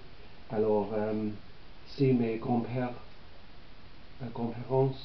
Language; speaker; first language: French; non-native, learner; English